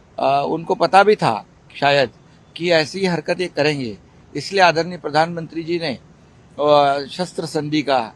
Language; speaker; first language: Hindi; non-native, local second language; Marathi